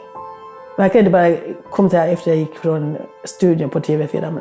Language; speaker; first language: Swedish; non-native, fluent; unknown